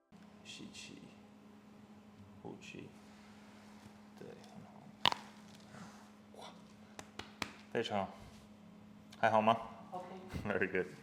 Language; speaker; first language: Chinese; non-native, fluent; English